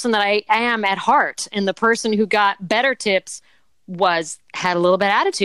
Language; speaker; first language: English; native; English